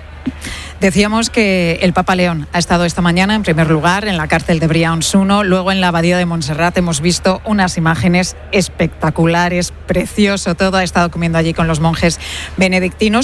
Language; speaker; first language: Spanish; native; Spanish